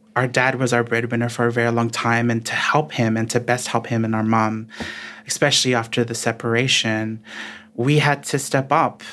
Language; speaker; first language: English; early bilingual, other home language; Filipino